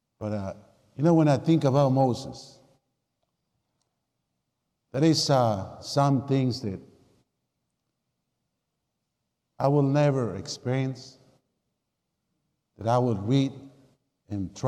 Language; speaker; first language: English; non-native, fluent; Spanish